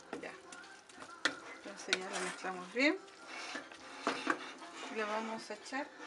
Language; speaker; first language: Spanish; native; Spanish